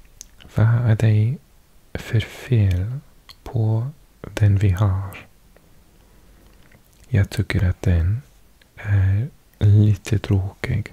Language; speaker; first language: Swedish; non-native, learner; English